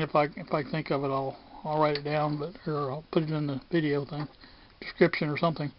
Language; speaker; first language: English; native; English